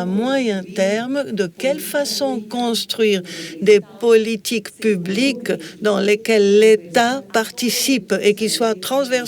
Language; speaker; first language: French; non-native, fluent; Spanish